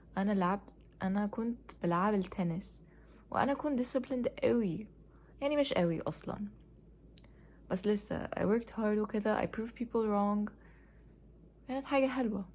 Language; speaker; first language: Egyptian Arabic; non-native, learner; English